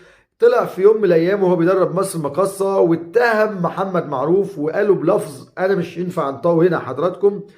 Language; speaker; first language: Arabic; native; Arabic